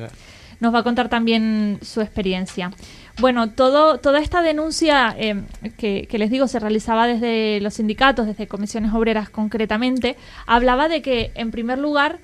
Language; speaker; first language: Spanish; native; Spanish